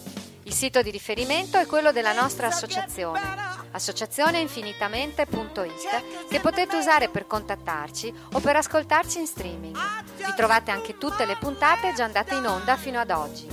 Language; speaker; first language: Italian; native; Italian